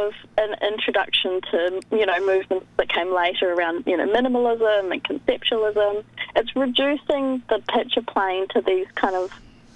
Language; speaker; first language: English; native; English